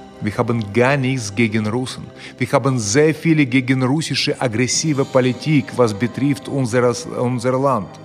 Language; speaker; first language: German; non-native, fluent; Russian